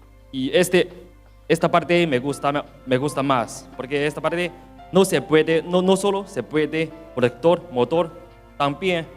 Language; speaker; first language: Spanish; non-native, learner; Chinese